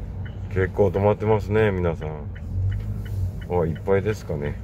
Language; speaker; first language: Japanese; native; Japanese